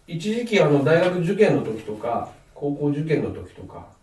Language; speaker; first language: Japanese; native; Japanese